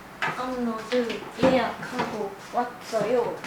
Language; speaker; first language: Korean; native; Korean